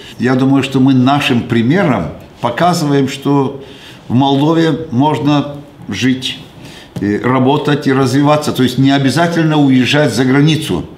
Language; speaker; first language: Russian; non-native, local second language; Gagauz